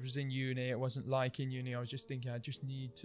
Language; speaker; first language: English; native; English